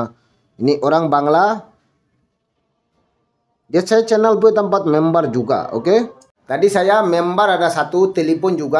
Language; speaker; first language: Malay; non-native, learner; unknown